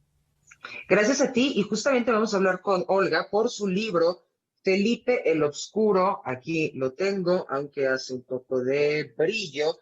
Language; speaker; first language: Spanish; native; Spanish